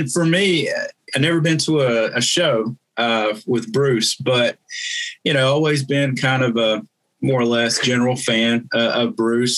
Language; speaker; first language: English; native; English